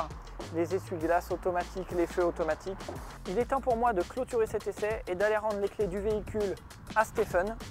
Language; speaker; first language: French; native; French